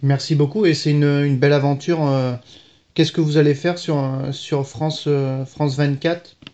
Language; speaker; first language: French; native; French